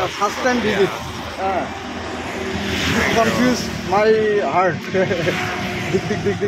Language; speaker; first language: English; non-native, learner; Bangla